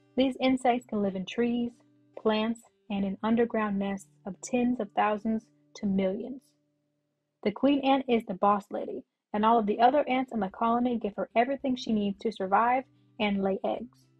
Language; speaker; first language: English; native; English